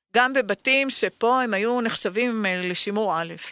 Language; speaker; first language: Hebrew; native; Hebrew